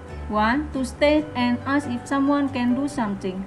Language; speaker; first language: English; non-native, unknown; Indonesian